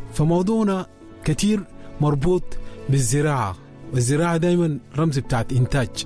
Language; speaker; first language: Arabic; native; Arabic